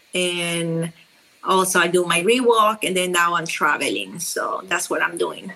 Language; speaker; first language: English; non-native, fluent; Spanish